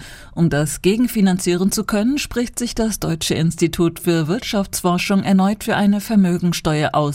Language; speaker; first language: German; native; German